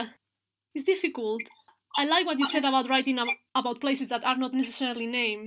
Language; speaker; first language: English; non-native, fluent; Spanish